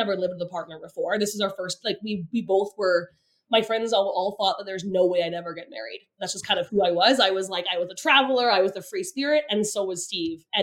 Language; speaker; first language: English; native; English